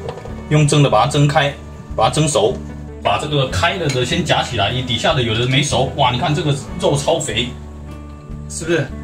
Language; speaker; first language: Chinese; native; Chinese